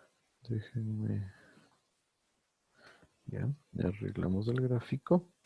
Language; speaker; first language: Spanish; native; Spanish